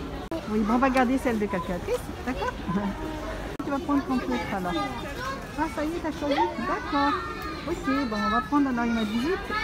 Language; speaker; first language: French; native; French